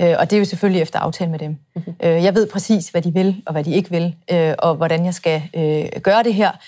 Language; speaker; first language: Danish; native; Danish